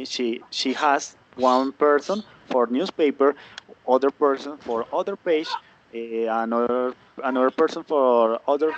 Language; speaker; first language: English; non-native, learner; Spanish